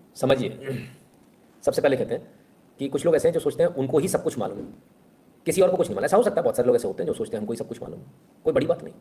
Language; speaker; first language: Hindi; native; Hindi